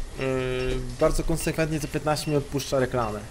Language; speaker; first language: Polish; native; Polish